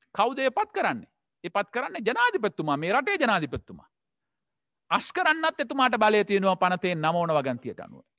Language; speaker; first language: Sinhala; non-native, local second language; Tamil